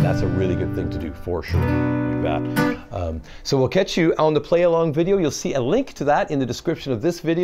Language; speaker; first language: English; native; English